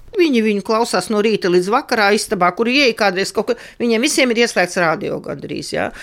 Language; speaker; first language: Latvian; non-native, local second language; Russian